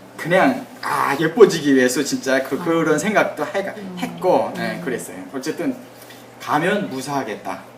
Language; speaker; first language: Korean; native; Korean